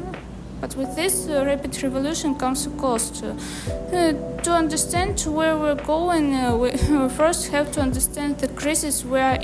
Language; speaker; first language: English; non-native, local second language; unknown